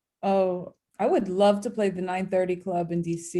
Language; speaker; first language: English; native; English